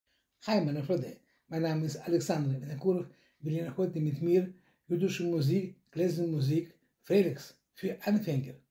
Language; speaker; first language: German; non-native, fluent; Russian